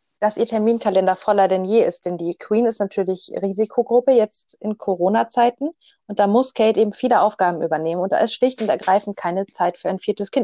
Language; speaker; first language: German; native; German